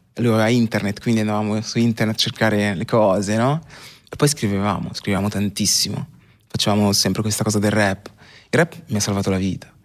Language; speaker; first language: Italian; early bilingual, other home language; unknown